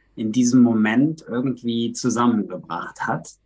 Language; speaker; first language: German; native; German